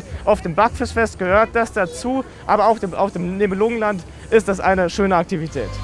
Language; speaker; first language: German; native; German